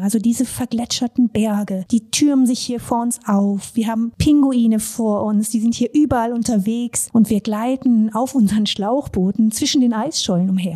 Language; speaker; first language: German; native; German